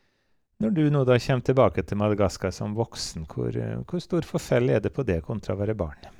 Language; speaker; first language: Norwegian; native; Norwegian